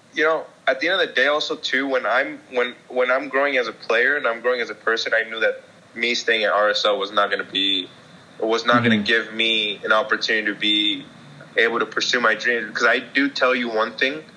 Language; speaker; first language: English; native; English